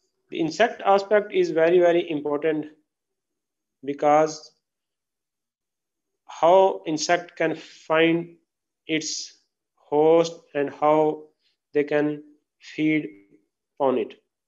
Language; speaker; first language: English; non-native, local second language; Urdu